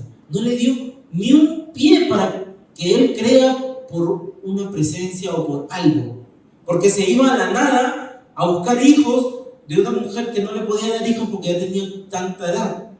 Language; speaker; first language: Spanish; native; Spanish